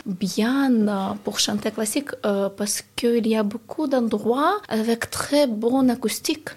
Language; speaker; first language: French; non-native, learner; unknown